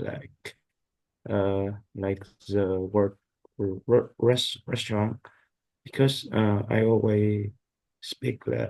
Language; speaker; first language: English; non-native, learner; Vietnamese